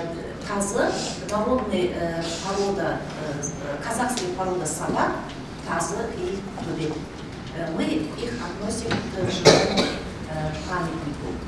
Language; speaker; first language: Russian; non-native, local second language; Kazakh